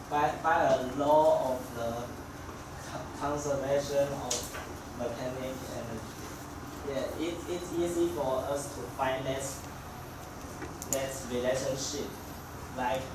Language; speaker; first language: English; non-native, learner; Chinese